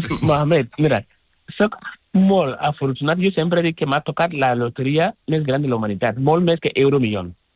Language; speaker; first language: Catalan; non-native, fluent; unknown